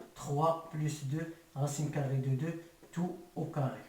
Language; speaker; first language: French; non-native, local second language; Arabic